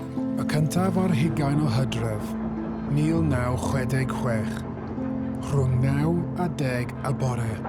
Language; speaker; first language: Welsh; non-native, local second language; English